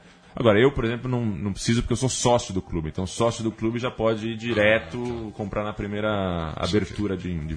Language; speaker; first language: Portuguese; native; Portuguese